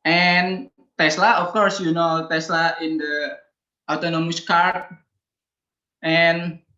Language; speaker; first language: English; non-native, learner; Indonesian